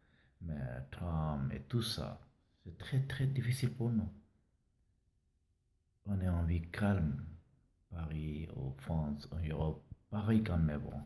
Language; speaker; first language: French; non-native, learner; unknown